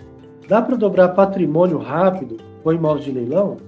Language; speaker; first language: Portuguese; native; Portuguese